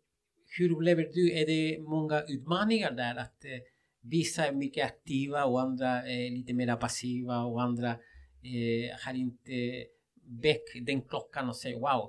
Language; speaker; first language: Swedish; non-native, fluent; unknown